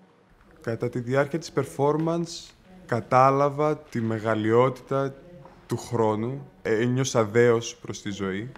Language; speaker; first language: Greek; native; Greek